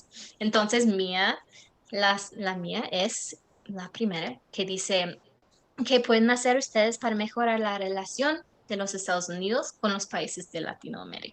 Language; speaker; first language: Spanish; non-native, learner; English